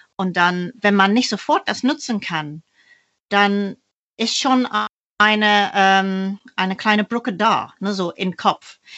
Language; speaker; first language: German; non-native, fluent; English